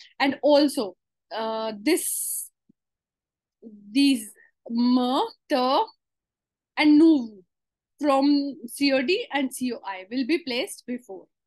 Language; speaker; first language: English; non-native, local second language; Hindi